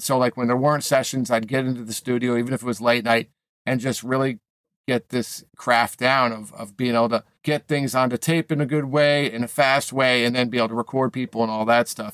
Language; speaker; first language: English; native; English